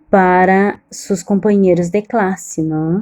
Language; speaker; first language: Spanish; non-native, learner; Portuguese